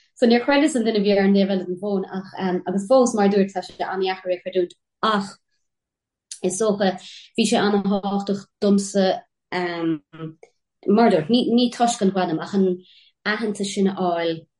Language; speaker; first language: Irish; native; Irish